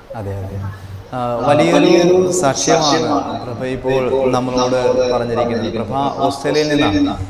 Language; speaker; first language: Malayalam; native; Malayalam